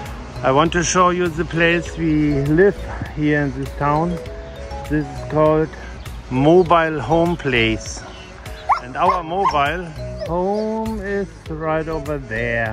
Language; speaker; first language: English; non-native, learner; German